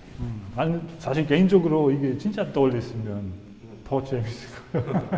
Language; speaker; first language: Korean; non-native, learner; German